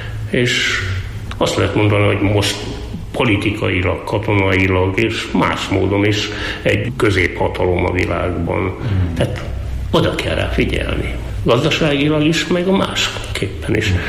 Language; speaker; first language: Hungarian; native; Hungarian